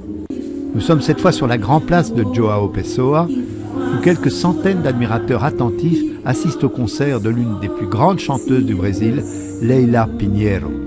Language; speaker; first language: French; native; French